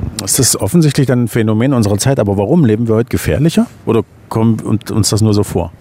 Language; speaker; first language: German; native; German